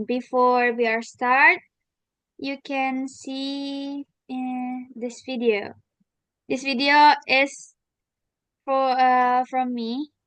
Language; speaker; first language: English; non-native, learner; Indonesian